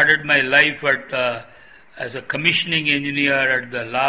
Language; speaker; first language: English; non-native, local second language; Tamil